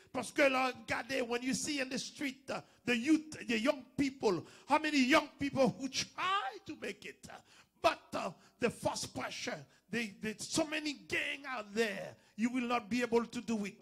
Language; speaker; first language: English; non-native, learner; Haitian Creole